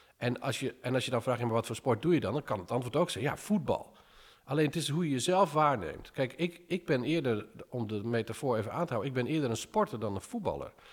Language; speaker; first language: Dutch; early bilingual, other home language; English